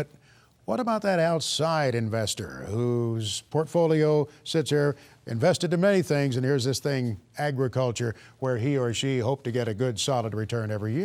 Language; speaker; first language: English; native; English